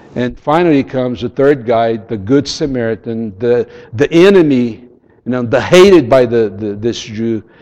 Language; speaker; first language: English; non-native, fluent; Portuguese